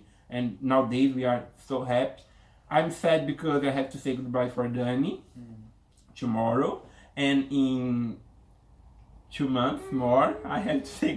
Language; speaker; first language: English; non-native, learner; Portuguese